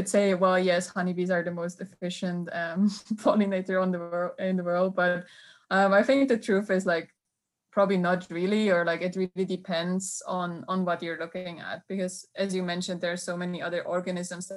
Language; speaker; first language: English; non-native, fluent; Swiss German